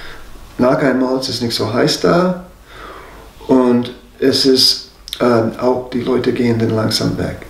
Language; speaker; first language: German; non-native, fluent; English